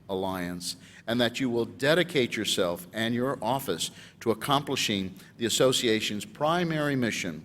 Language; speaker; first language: English; native; English